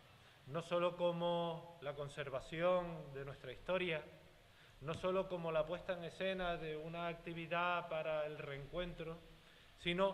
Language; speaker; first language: Spanish; native; Spanish